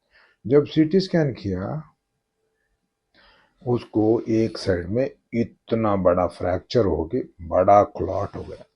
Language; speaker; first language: Hindi; non-native, local second language; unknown